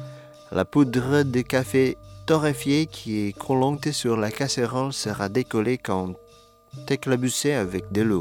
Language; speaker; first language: French; non-native, fluent; Indonesian